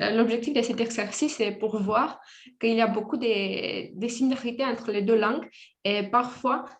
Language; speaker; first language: French; non-native, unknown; Romanian